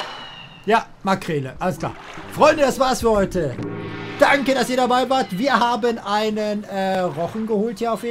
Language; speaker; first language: German; native; German